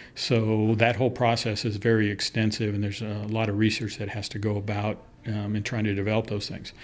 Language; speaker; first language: English; early bilingual, other home language; Spanish